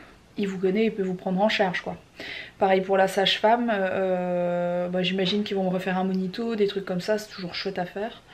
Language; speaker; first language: French; native; French